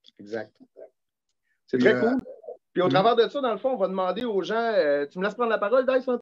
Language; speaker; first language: French; native; French